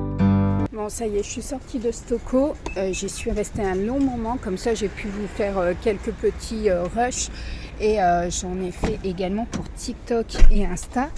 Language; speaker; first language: French; native; French